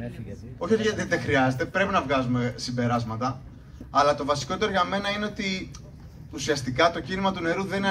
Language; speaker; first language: Greek; native; Greek